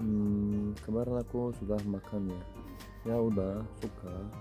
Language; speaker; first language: Indonesian; non-native, learner; Turkish